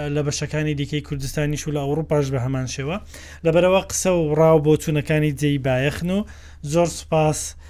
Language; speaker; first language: Central Kurdish; native; Central Kurdish